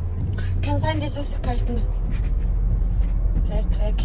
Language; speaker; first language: German; non-native, learner; Mongolian